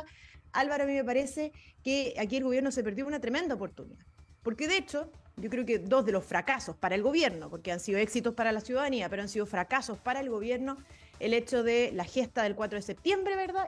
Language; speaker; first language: Spanish; native; Spanish